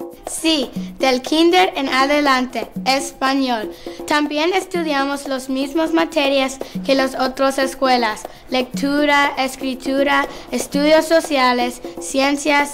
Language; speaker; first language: Spanish; non-native, local second language; English